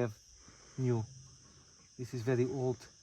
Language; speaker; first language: English; non-native, learner; Portuguese